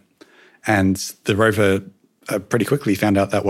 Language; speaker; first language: English; native; English